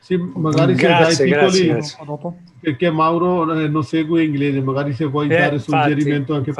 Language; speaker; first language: Italian; non-native, learner; Hindi